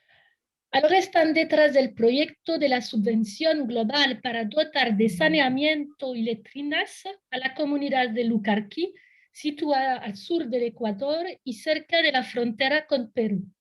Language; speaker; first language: Spanish; non-native, fluent; French